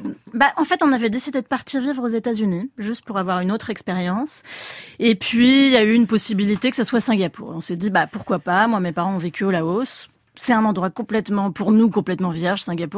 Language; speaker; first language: French; native; French